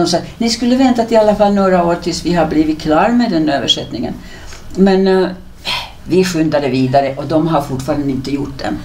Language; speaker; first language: Swedish; native; Swedish